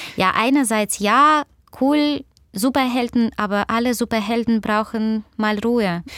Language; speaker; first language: German; non-native, fluent; Russian